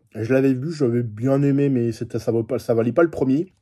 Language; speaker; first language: French; native; French